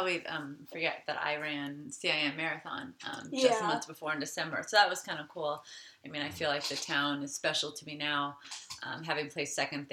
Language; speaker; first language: English; native; English